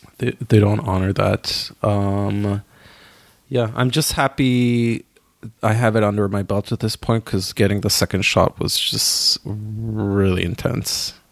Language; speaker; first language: English; non-native, fluent; Hebrew